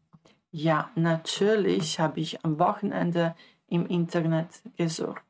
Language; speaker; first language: German; non-native, fluent; Croatian